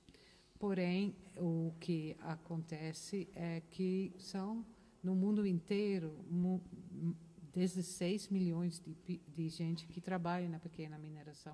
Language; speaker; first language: Portuguese; non-native, fluent; Dutch